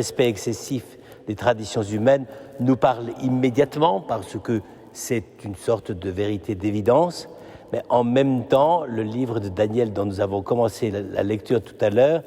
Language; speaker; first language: French; native; French